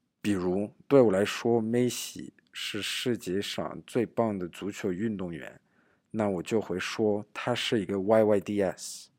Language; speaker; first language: Chinese; non-native, learner; English